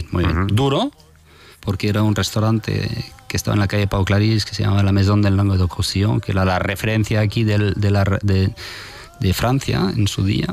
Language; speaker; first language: Spanish; non-native, fluent; French